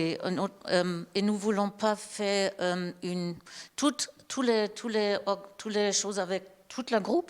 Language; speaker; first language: French; non-native, learner; German